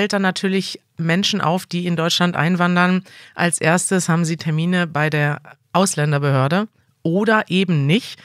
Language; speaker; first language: German; native; German